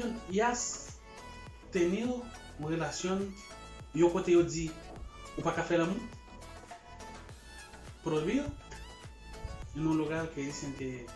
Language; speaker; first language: Spanish; non-native, learner; Haitian Creole